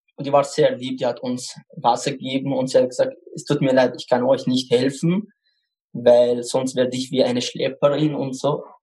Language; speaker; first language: German; non-native, fluent; Arabic